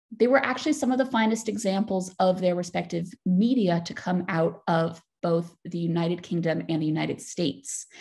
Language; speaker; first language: English; native; English